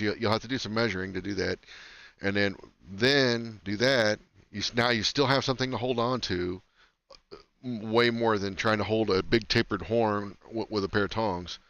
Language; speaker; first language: English; native; English